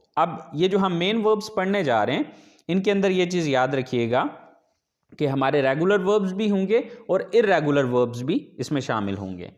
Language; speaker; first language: Urdu; native; Urdu